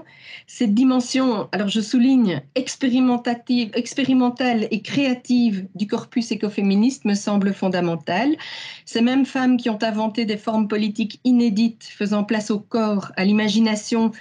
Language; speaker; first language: French; native; French